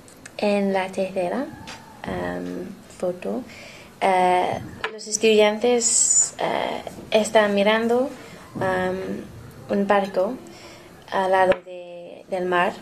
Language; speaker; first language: Spanish; non-native, learner; English